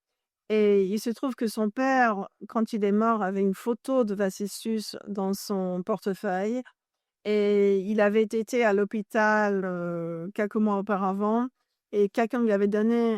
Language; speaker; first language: French; non-native, fluent; English